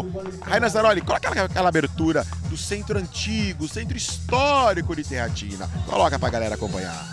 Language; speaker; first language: Portuguese; native; Portuguese